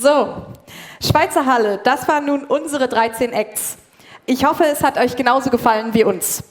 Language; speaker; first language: German; native; German